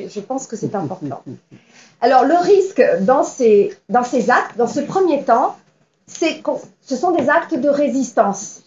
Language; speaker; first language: French; native; French